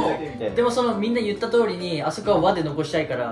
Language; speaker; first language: Japanese; native; Japanese